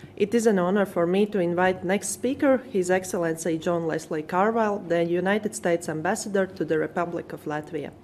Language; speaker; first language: English; non-native, fluent; Latvian